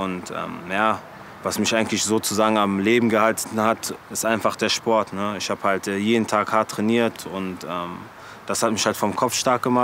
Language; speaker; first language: German; early bilingual, other home language; French